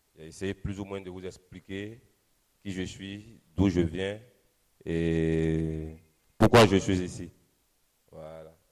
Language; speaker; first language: French; non-native, local second language; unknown